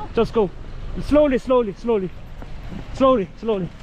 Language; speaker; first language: English; non-native, learner; Korean